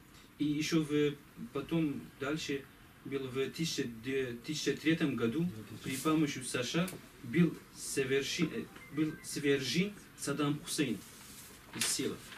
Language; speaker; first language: Russian; non-native, learner; Kurdish